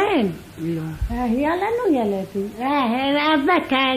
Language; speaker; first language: Hebrew; non-native, learner; Arabic